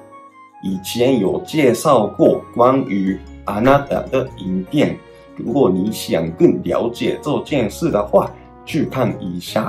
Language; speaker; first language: Chinese; non-native, fluent; Japanese